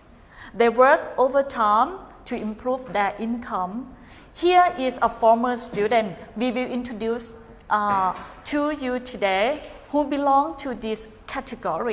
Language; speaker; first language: English; non-native, fluent; Thai